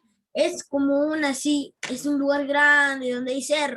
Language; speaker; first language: Spanish; native; Spanish